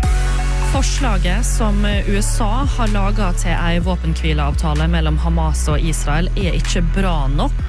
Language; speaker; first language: Norwegian; native; Norwegian